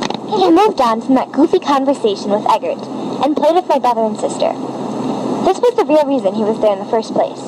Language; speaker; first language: English; native; English